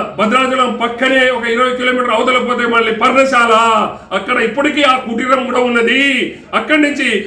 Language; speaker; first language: Telugu; non-native, local second language; Lambadi